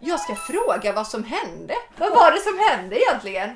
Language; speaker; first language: Swedish; native; Swedish